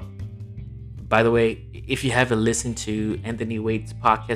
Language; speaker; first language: English; non-native, fluent; Burmese